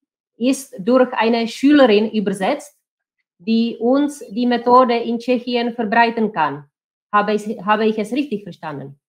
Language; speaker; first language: German; non-native, fluent; Czech